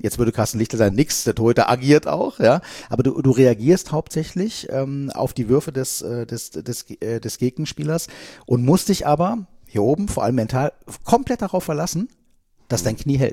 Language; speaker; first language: German; native; German